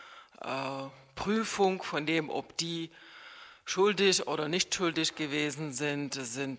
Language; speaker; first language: German; non-native, fluent; Czech